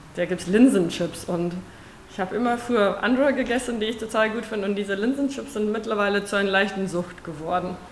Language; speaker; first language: German; non-native, fluent; Afrikaans